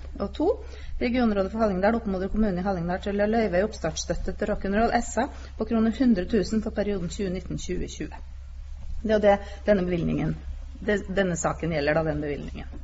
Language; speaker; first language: Norwegian; native; Norwegian